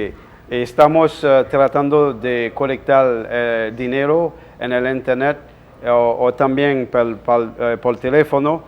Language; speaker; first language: Spanish; non-native, local second language; Haitian Creole